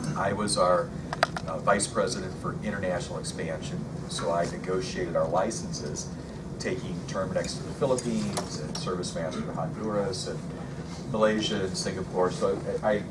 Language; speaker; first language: English; native; English